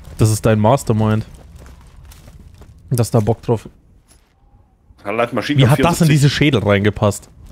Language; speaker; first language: German; native; German